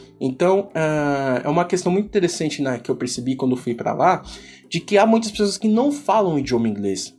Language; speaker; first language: Portuguese; early bilingual, other home language; Igbo